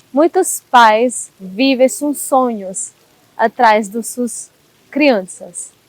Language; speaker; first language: Portuguese; non-native, learner; Hindi